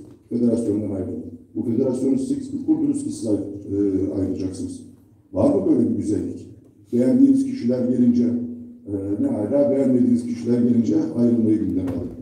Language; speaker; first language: Turkish; native; Turkish